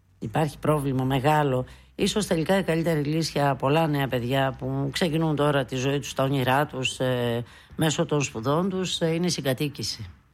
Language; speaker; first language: Greek; native; Greek